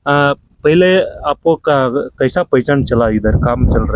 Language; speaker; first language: Hindi; non-native, local second language; Kannada